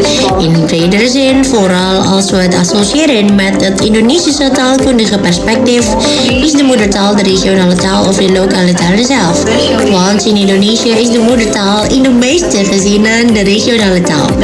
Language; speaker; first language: Dutch; non-native, fluent; Indonesian